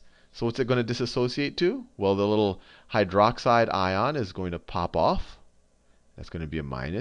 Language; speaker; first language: English; native; English